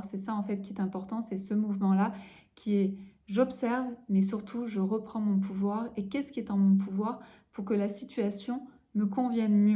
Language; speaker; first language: French; native; French